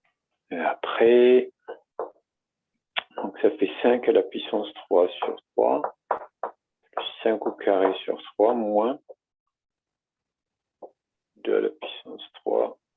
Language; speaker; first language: French; native; French